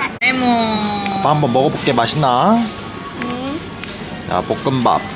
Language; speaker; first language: Korean; native; Korean